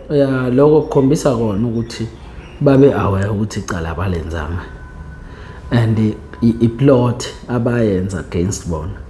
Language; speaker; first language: Zulu; native; Zulu